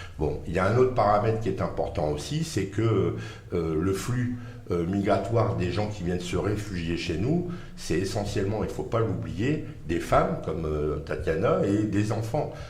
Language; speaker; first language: French; native; French